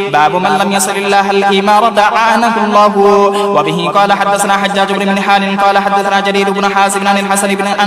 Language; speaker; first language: Arabic; non-native, fluent; Bangla